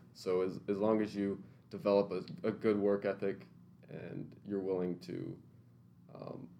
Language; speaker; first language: English; native; English